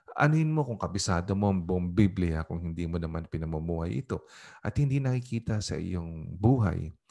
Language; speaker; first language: Filipino; non-native, local second language; Pampanga